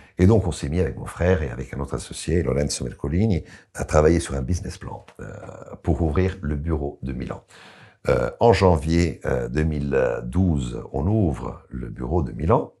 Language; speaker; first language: French; non-native, fluent; Italian